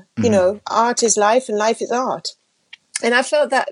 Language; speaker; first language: English; non-native, fluent; French